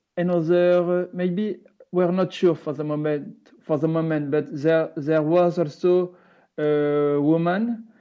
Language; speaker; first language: English; non-native, learner; French